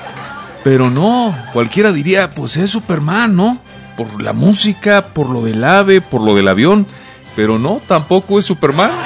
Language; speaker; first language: Spanish; native; Spanish